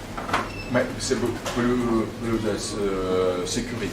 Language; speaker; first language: French; non-native, fluent; Russian